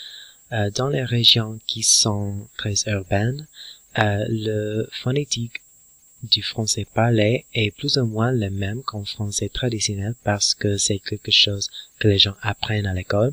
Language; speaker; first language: French; non-native, learner; English